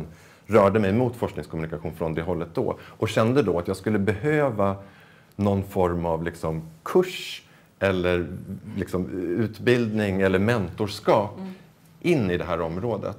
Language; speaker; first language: Swedish; native; Swedish